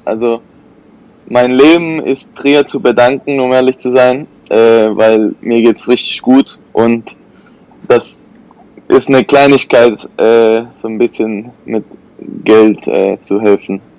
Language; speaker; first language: German; non-native, fluent; Spanish